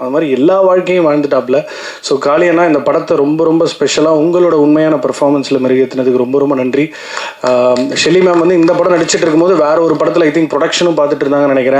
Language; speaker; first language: Tamil; native; Tamil